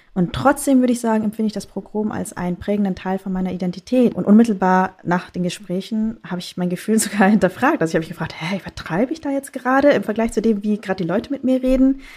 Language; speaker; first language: German; native; German